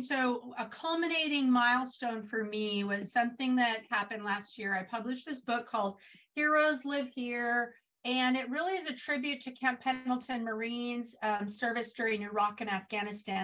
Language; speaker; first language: English; native; English